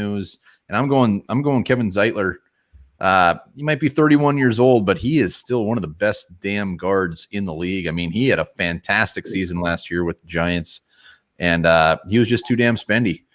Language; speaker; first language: English; native; English